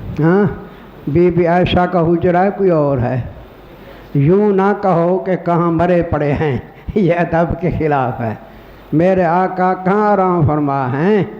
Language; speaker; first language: Urdu; non-native, local second language; Saraiki